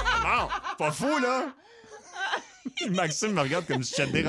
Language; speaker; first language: French; native; French